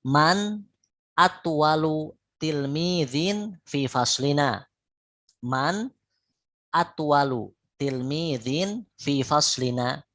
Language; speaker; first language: Arabic; non-native, fluent; Indonesian